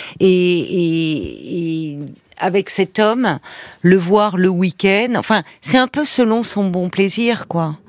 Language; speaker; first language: French; native; French